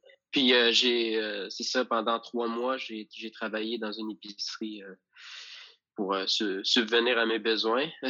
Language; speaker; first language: French; native; French